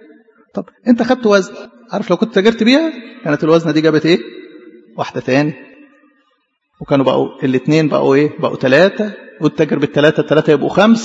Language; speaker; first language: Arabic; native; Arabic